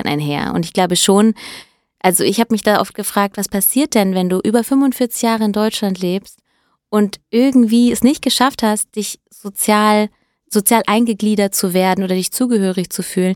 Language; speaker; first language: German; early bilingual, other home language; Italian